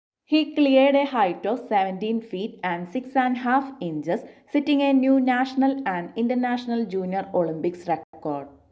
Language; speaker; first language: English; non-native, local second language; Malayalam